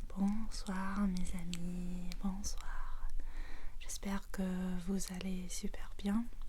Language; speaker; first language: French; non-native, fluent; English